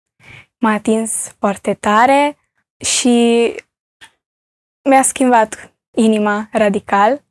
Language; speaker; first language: Romanian; early bilingual, heritage; Romanian